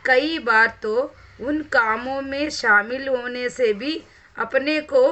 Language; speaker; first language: Hindi; non-native, local second language; Telugu